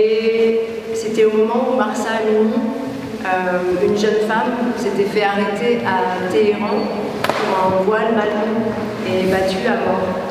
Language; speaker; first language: French; native; French